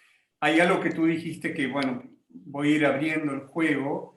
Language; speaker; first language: Spanish; native; Spanish